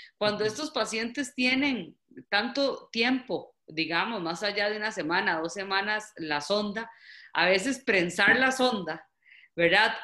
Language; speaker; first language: Spanish; native; Spanish